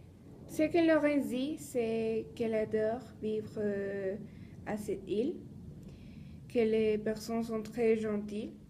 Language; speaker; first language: French; non-native, learner; Spanish